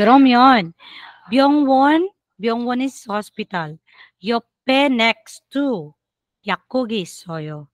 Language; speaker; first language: Korean; non-native, fluent; Filipino